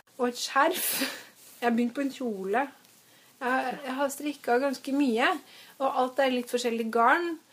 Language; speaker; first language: Norwegian; native; Norwegian